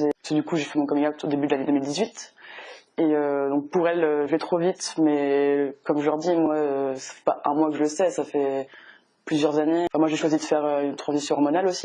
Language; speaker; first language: French; native; French